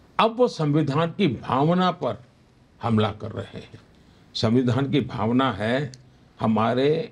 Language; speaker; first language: Hindi; non-native, local second language; Gujarati